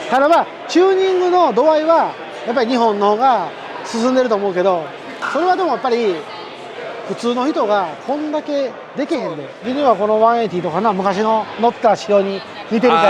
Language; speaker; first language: Japanese; native; Japanese